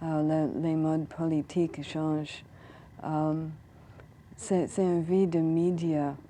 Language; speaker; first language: French; non-native, learner; English